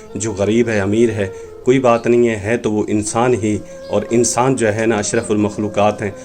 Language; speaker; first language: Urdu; non-native, local second language; Punjabi